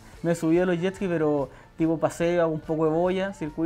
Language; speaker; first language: Spanish; native; Spanish